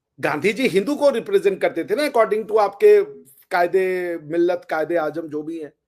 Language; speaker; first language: Hindi; native; Hindi